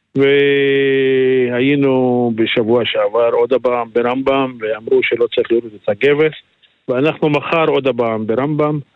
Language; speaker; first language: Hebrew; non-native, local second language; Arabic